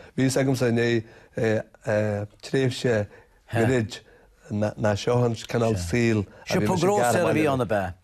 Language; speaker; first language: Irish; native; Irish